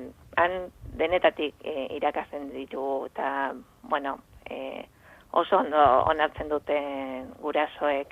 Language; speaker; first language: Basque; non-native, fluent; Spanish